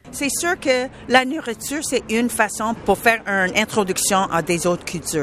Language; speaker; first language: French; non-native, local second language; English